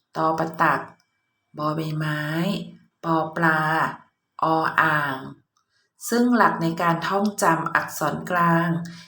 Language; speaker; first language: Thai; native; Thai